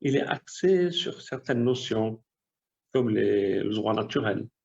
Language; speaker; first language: French; non-native, local second language; Arabic